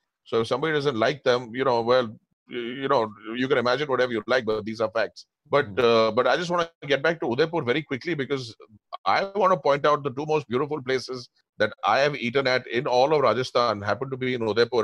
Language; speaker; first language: English; non-native, local second language; Hindi